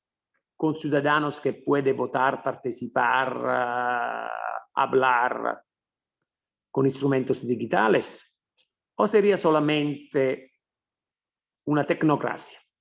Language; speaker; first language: Spanish; non-native, fluent; Italian